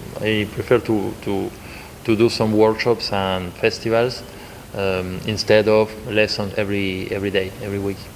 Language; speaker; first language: English; non-native, learner; Spanish